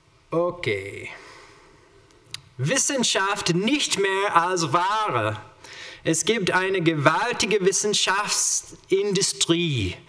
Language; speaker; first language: German; non-native, learner; English